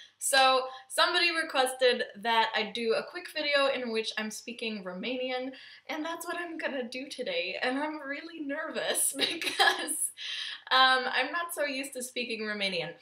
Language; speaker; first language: English; early bilingual, other home language; Romanian